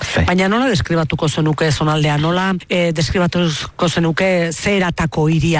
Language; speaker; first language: Basque; native; Basque